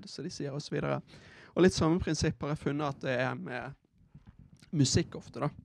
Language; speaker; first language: Norwegian; native; Norwegian